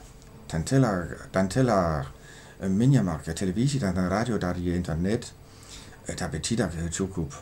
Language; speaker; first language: Indonesian; non-native, learner; Danish